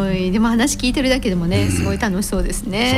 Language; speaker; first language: Japanese; native; Japanese